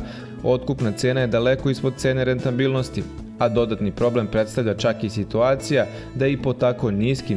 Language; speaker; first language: Serbian; native; Serbian